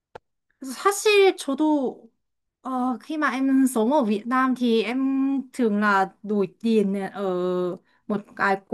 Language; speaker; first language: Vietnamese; non-native, learner; Korean